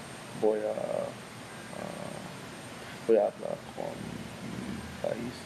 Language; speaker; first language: Spanish; non-native, learner; English